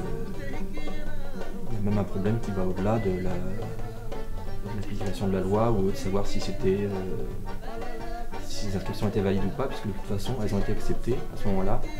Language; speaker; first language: French; native; French